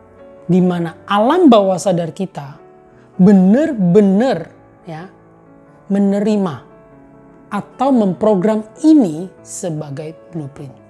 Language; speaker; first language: Indonesian; native; Indonesian